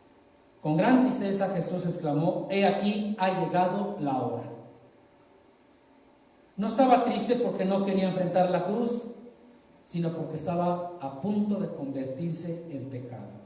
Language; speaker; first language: Spanish; native; Spanish